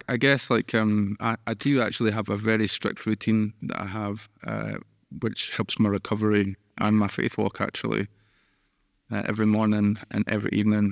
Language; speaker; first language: English; native; English